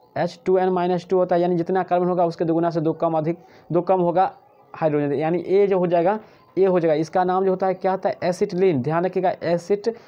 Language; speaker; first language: Hindi; native; Hindi